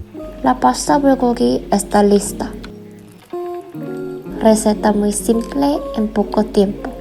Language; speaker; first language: Spanish; non-native, fluent; Korean